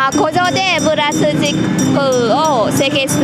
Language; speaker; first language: Japanese; non-native, learner; Vietnamese